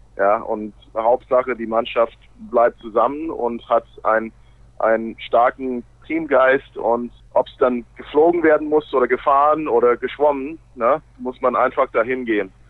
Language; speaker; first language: German; non-native, fluent; English